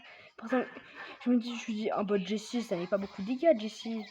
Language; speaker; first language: French; native; French